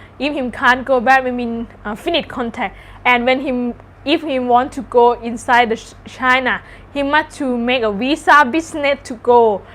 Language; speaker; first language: English; non-native, learner; Thai